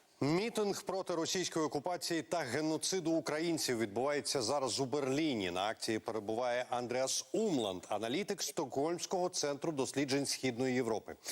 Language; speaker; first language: Ukrainian; native; Ukrainian